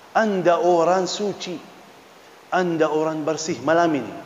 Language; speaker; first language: Indonesian; non-native, fluent; Arabic